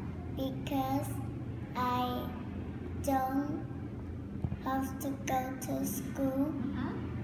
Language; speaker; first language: English; non-native, learner; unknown